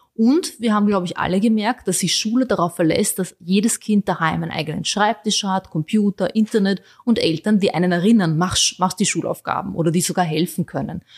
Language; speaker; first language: German; early bilingual, other home language; Bosnian